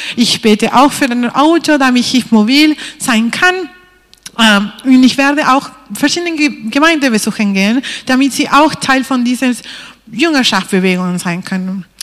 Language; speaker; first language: German; non-native, fluent; Spanish